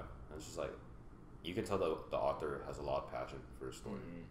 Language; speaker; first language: English; native; English